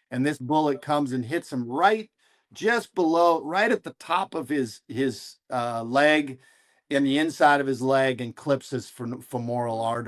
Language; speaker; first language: English; native; English